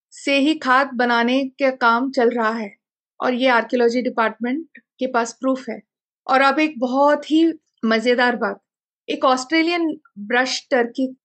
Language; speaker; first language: Hindi; non-native, local second language; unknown